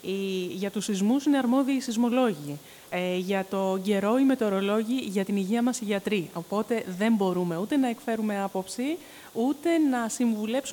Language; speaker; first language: Greek; native; Greek